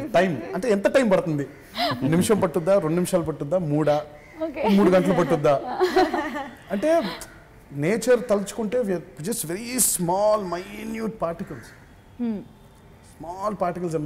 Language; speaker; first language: Telugu; native; Telugu